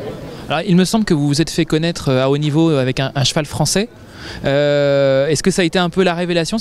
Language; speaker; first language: French; native; French